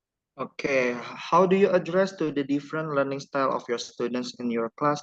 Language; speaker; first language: English; non-native, learner; Indonesian